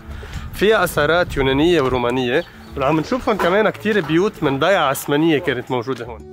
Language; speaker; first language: Arabic; native; Arabic